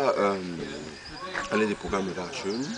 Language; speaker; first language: German; non-native, learner; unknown